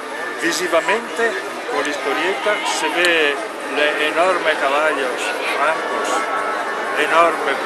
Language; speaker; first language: Spanish; non-native, learner; Italian